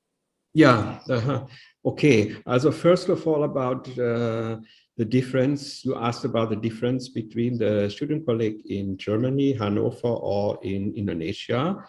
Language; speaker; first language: English; non-native, fluent; Indonesian